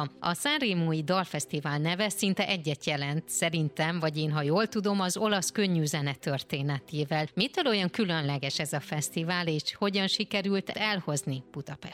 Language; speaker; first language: Hungarian; native; Hungarian